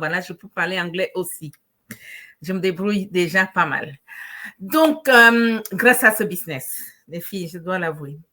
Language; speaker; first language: French; non-native, local second language; Lingala